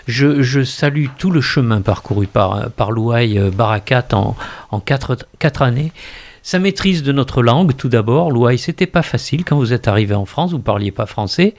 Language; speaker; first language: French; native; French